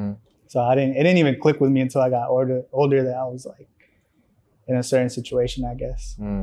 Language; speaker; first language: English; early bilingual, other home language; Spanish